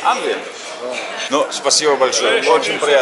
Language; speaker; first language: Russian; non-native, fluent; English